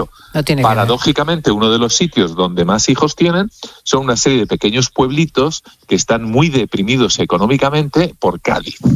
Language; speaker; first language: Spanish; native; Spanish